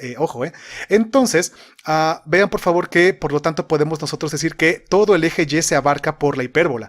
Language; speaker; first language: Spanish; native; Spanish